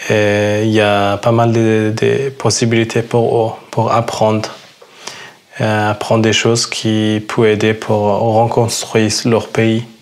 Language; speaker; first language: French; non-native, fluent; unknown